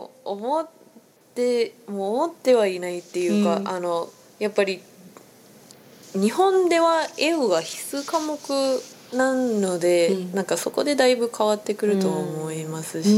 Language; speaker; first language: Japanese; non-native, fluent; English